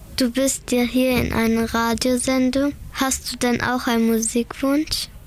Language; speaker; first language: German; early bilingual, other home language; Persian